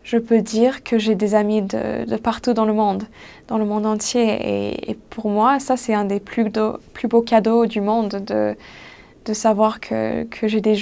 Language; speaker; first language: French; non-native, fluent; English